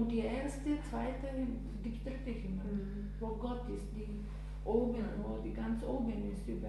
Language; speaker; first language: German; non-native, learner; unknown